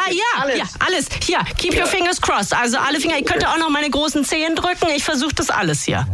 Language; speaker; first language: German; native; German